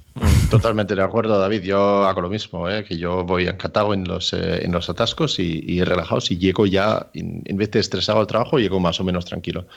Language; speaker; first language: Spanish; non-native, fluent; Danish